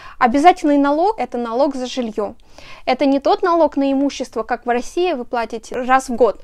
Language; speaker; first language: Russian; native; Russian